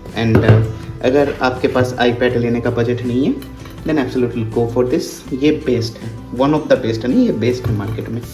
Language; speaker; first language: Hindi; non-native, local second language; Bangla